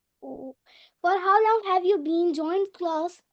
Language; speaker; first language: English; non-native, learner; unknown